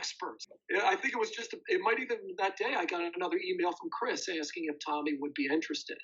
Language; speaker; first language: English; native; English